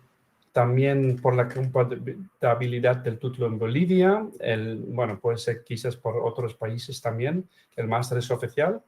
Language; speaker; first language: Spanish; non-native, fluent; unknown